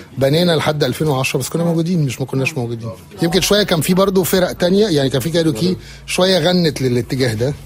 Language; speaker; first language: Egyptian Arabic; native; Egyptian Arabic